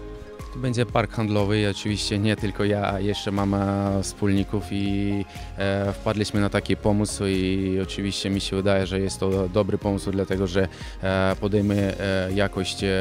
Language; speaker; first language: Polish; non-native, fluent; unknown